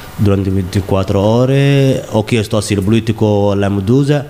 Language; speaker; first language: Italian; non-native, learner; Somali